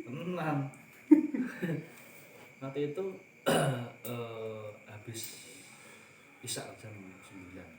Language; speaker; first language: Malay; non-native, local second language; Javanese